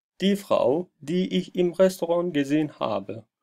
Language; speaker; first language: German; non-native, fluent; Turkish